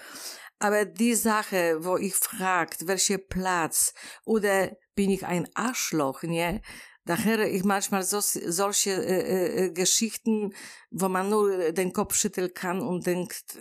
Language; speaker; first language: German; non-native, learner; Polish